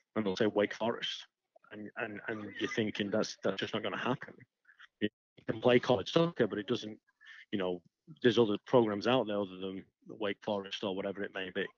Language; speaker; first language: English; native; English